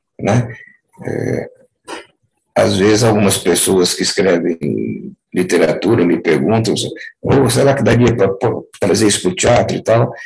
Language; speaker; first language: Portuguese; native; Portuguese